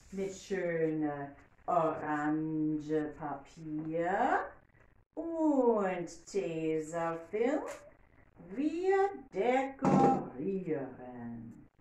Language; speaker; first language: German; non-native, learner; English